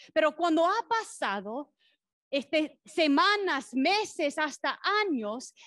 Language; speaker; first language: Spanish; non-native, fluent; English